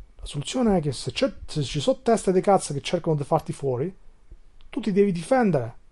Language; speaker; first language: Italian; non-native, fluent; Albanian